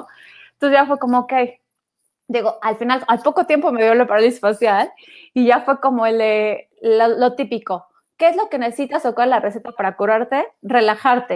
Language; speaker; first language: Spanish; native; Spanish